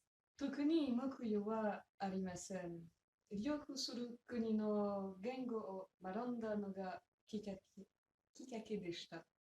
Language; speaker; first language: Japanese; non-native, learner; French